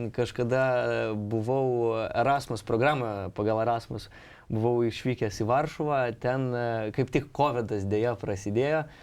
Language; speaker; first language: Lithuanian; non-native, local second language; Polish